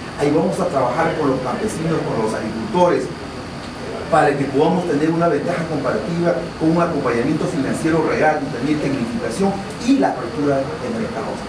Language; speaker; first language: Spanish; non-native, local second language; Shipibo-Conibo